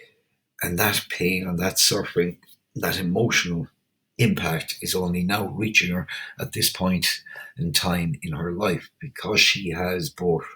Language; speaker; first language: English; native; English